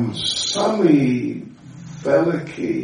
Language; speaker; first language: Russian; non-native, learner; English